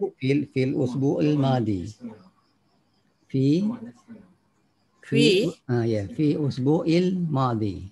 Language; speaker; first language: Arabic; non-native, fluent; Malay